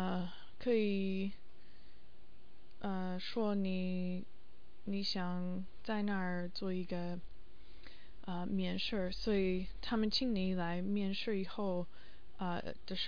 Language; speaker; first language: Chinese; non-native, learner; English